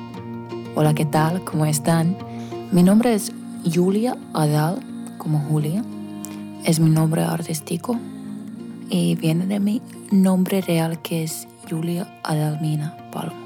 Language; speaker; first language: Spanish; non-native, fluent; Finnish